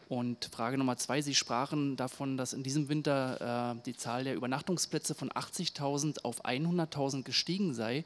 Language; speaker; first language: German; native; German